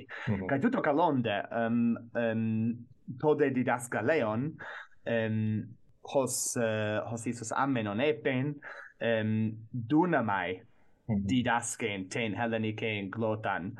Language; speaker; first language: Greek; non-native, fluent; English